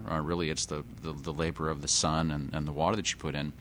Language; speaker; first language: English; native; English